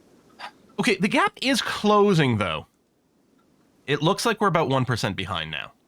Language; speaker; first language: English; native; English